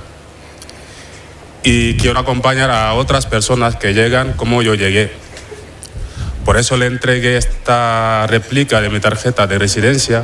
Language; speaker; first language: Spanish; non-native, fluent; Wolof